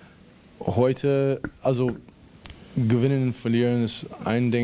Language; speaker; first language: German; non-native, fluent; English